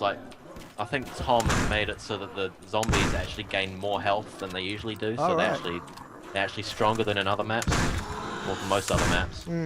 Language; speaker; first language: English; native; English